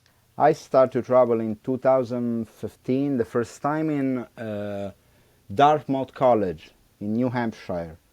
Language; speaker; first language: English; non-native, learner; Italian